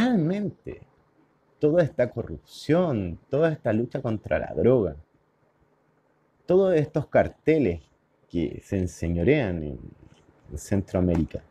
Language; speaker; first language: Spanish; native; Spanish